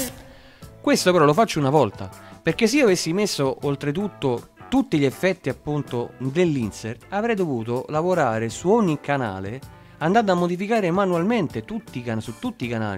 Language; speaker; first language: Italian; native; Italian